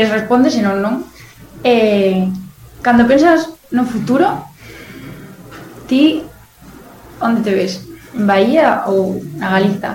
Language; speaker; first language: Galician; native; Galician